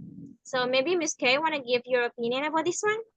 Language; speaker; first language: English; non-native, learner; Indonesian